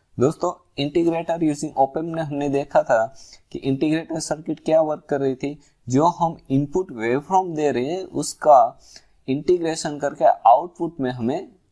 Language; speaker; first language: Hindi; non-native, local second language; Gujarati